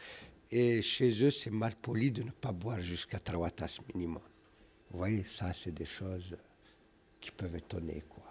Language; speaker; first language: French; non-native, local second language; Kabyle